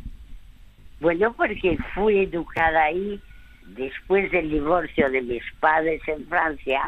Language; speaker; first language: Spanish; early bilingual, other home language; French